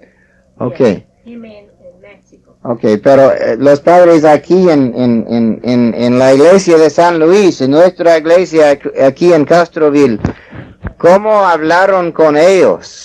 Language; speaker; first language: Spanish; non-native, fluent; English